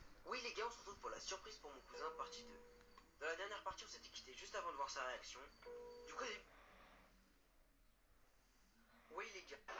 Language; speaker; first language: French; native; French